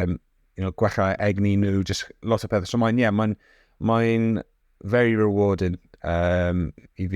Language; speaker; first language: Welsh; non-native, local second language; English